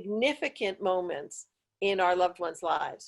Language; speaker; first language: English; native; English